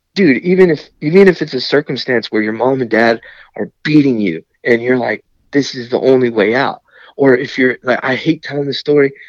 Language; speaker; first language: English; native; English